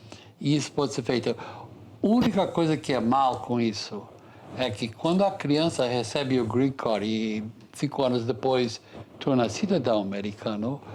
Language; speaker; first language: Portuguese; non-native, fluent; English